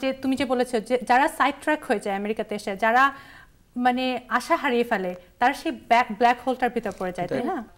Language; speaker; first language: Bangla; early bilingual, heritage; Bangla